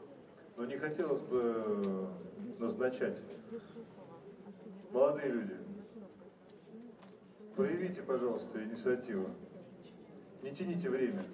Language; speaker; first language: Russian; native; Russian